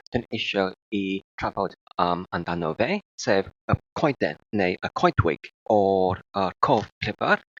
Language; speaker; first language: Welsh; non-native, learner; English